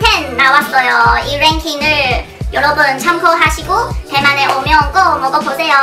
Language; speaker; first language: Korean; non-native, learner; Chinese